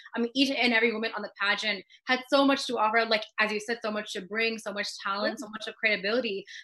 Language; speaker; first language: English; native; English